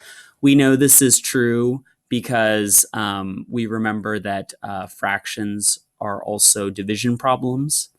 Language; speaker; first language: English; native; English